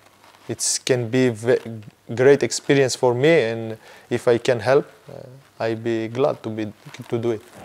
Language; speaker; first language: English; non-native, fluent; Hebrew